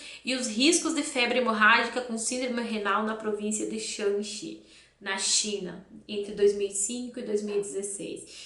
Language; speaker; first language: Portuguese; native; Portuguese